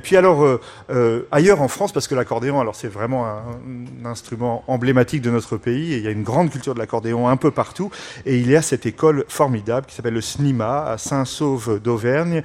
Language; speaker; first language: French; native; French